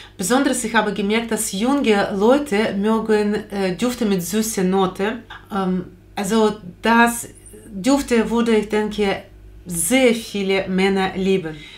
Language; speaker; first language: German; non-native, fluent; Russian